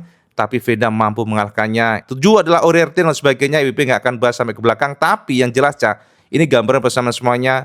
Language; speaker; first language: Indonesian; native; Indonesian